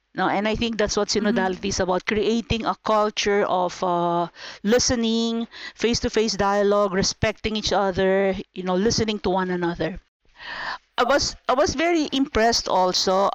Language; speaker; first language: English; non-native, local second language; Filipino